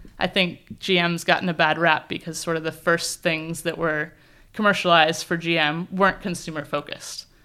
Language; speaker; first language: English; native; English